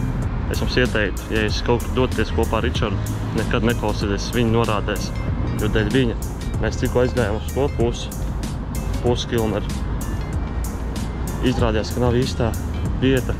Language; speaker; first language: Latvian; native; Latvian